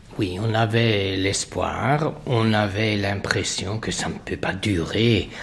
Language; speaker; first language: French; non-native, fluent; Hungarian